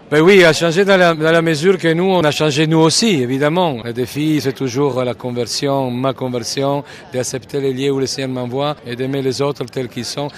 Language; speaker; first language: French; non-native, fluent; Italian